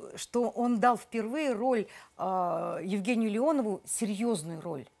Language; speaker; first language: Russian; native; Russian